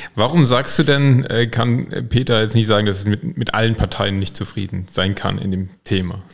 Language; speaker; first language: German; native; German